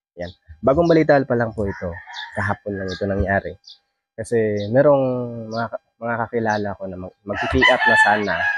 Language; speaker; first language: Filipino; non-native, local second language; Cebuano